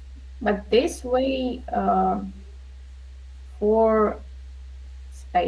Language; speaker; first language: English; non-native, learner; Russian